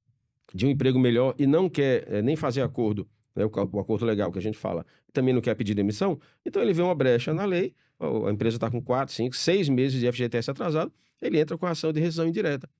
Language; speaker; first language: Portuguese; native; Portuguese